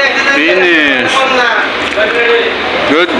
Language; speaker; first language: English; non-native, learner; Filipino